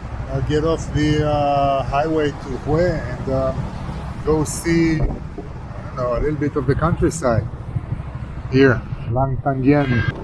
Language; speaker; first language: English; non-native, fluent; Hebrew